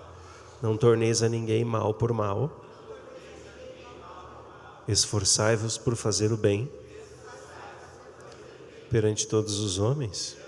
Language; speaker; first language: Portuguese; native; Portuguese